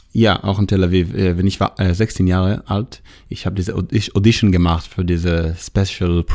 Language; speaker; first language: German; non-native, learner; Hebrew